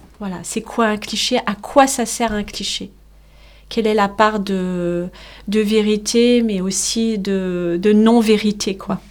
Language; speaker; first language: French; native; French